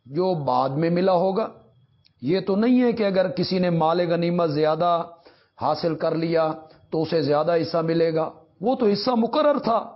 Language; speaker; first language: Urdu; non-native, local second language; Punjabi